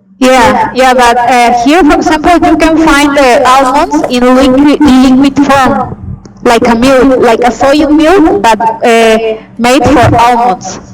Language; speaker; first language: English; non-native, fluent; Spanish